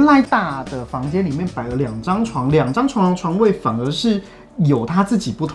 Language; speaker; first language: Chinese; native; Chinese